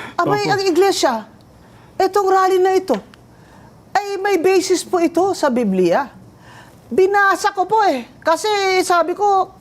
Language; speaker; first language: Filipino; non-native, local second language; Hiligaynon